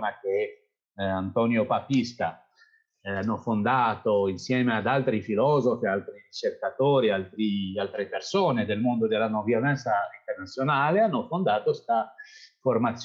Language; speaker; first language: Italian; non-native, fluent; Kabyle